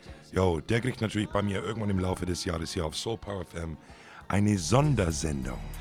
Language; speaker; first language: German; native; German